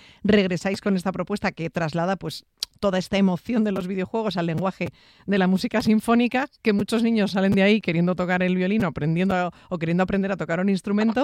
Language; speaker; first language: Spanish; native; Spanish